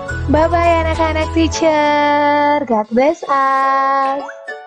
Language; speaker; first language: English; non-native, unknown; Indonesian